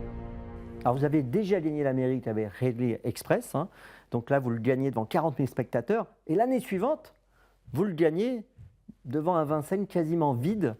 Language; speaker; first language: French; native; French